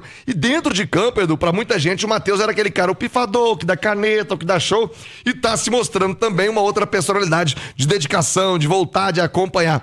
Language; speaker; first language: Portuguese; native; Portuguese